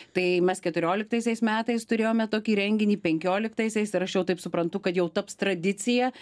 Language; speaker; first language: Lithuanian; native; Lithuanian